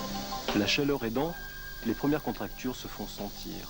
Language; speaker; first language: French; native; French